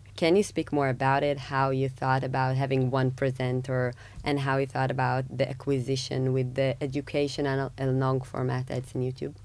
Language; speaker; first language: English; non-native, fluent; Hebrew